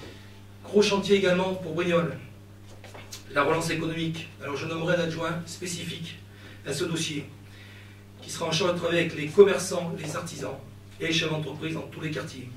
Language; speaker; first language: French; native; French